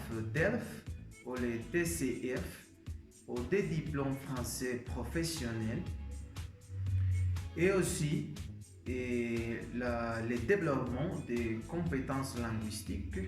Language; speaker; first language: French; non-native, learner; Spanish